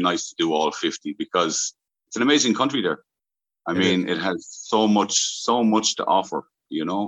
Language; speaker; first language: English; native; English